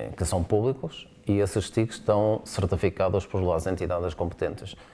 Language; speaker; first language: Spanish; non-native, learner; Portuguese